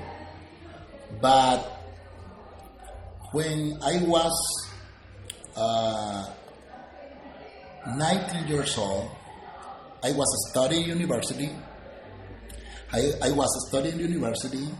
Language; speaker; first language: English; non-native, learner; Spanish